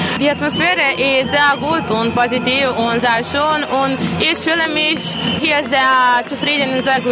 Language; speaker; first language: German; non-native, learner; Serbian